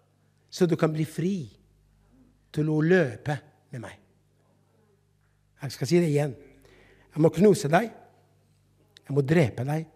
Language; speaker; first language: Norwegian; non-native, fluent; Arabic